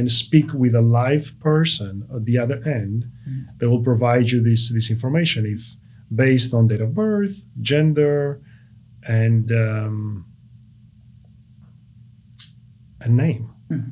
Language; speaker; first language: English; non-native, fluent; Romanian